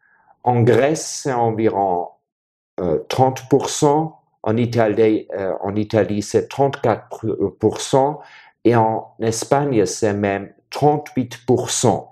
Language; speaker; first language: French; non-native, fluent; German